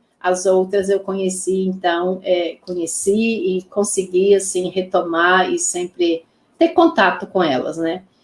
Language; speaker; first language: Portuguese; non-native, local second language; Low German